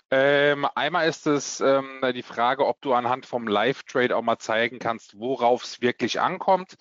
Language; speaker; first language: German; native; German